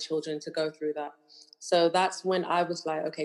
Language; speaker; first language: English; native; English